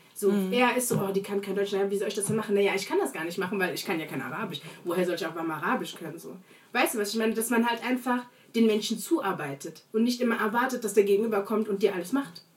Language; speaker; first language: German; early bilingual, other home language; Portuguese